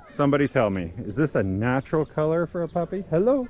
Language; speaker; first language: English; native; English